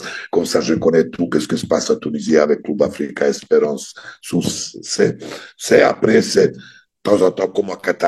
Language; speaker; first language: French; non-native, fluent; Serbian